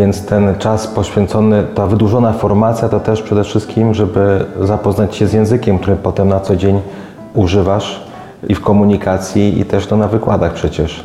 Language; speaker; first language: Polish; native; Polish